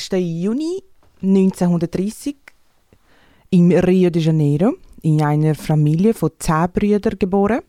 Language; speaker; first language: German; non-native, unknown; Portuguese